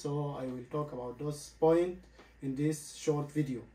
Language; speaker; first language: English; non-native, learner; Arabic